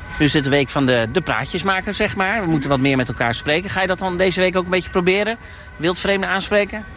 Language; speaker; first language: Dutch; native; Dutch